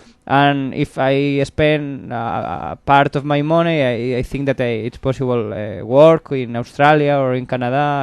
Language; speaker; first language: English; non-native, learner; Spanish